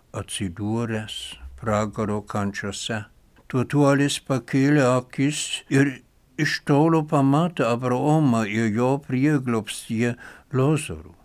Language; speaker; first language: Lithuanian; non-native, fluent; German